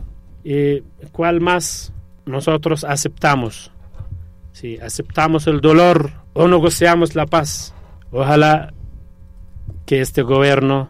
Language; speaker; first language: Spanish; non-native, fluent; Arabic